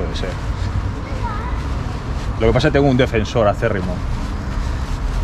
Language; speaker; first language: Spanish; native; Spanish